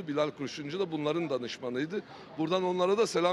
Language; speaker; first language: Turkish; native; Turkish